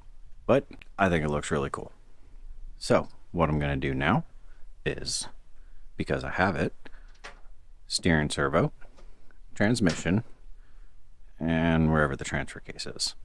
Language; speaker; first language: English; native; English